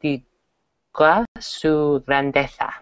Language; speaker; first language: Spanish; non-native, learner; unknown